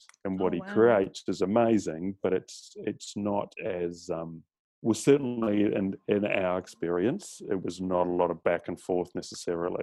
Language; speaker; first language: English; native; English